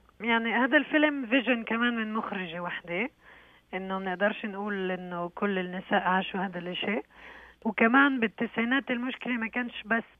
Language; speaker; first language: Arabic; early bilingual, heritage; Arabic